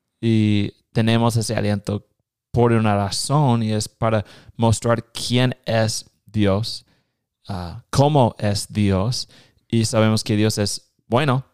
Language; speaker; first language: Spanish; non-native, fluent; English